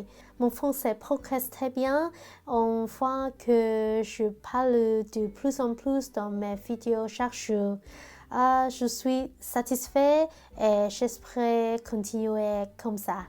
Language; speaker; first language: French; non-native, learner; Cantonese